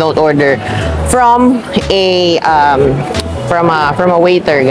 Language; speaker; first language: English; non-native, local second language; Filipino